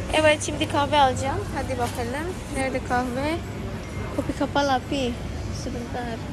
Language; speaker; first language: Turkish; non-native, learner; Indonesian